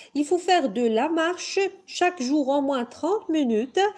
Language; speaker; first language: French; non-native, local second language; Arabic